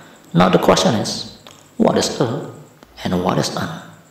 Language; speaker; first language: English; non-native, fluent; Indonesian